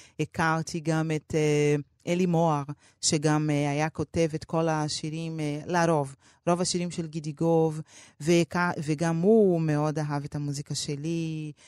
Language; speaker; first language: Hebrew; non-native, fluent; Portuguese